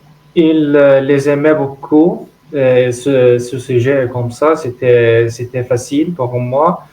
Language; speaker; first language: French; non-native, learner; Arabic